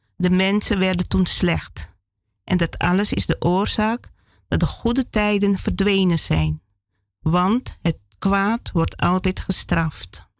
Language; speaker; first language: Dutch; native; Dutch